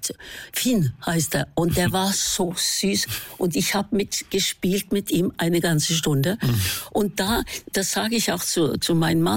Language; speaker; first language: German; non-native, fluent; Norwegian